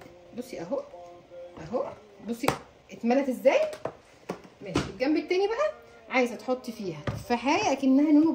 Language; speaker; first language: Arabic; native; Arabic